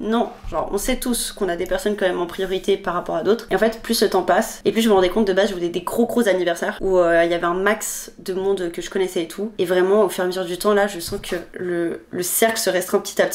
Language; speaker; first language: French; native; French